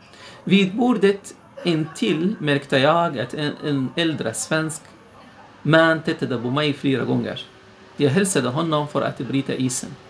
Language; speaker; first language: Swedish; non-native, fluent; Arabic